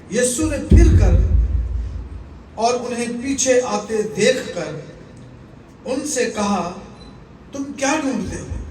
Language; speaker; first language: Urdu; native; Urdu